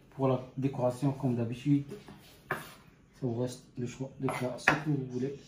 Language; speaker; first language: French; non-native, local second language; Arabic